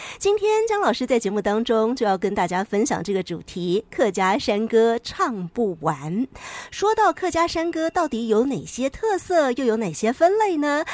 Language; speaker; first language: Chinese; native; Chinese